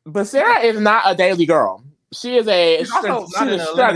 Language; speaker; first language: English; native; English